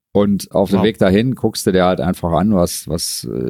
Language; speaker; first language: German; native; German